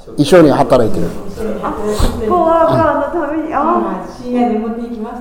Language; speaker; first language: Japanese; non-native, learner; English